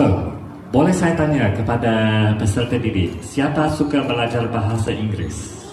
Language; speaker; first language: Indonesian; non-native, fluent; English